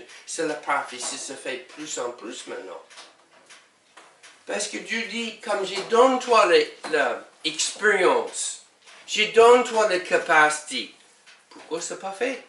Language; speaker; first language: French; non-native, learner; English